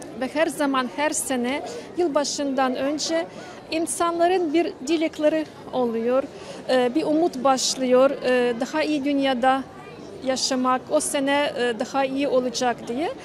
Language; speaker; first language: Turkish; non-native, learner; Ukrainian